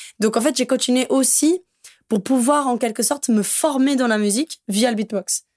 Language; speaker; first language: French; non-native, fluent; Portuguese